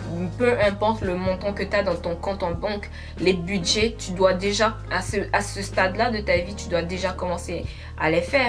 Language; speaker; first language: French; native; French